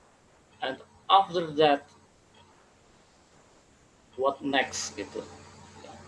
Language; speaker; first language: English; non-native, fluent; Indonesian